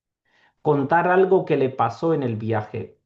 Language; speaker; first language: Spanish; non-native, fluent; Urdu